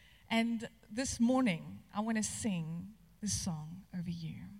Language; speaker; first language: English; non-native, local second language; Afrikaans